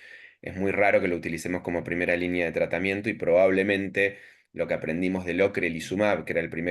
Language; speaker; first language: Spanish; native; Spanish